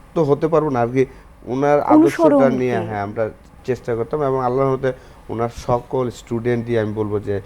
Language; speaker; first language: Bangla; native; Bangla